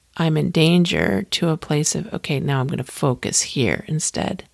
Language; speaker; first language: English; native; English